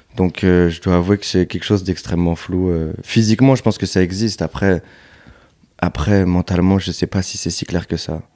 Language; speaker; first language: French; native; French